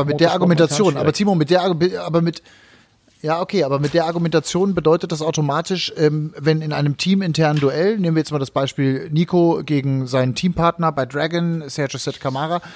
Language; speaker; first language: German; native; German